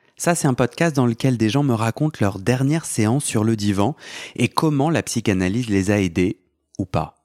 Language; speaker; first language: French; native; French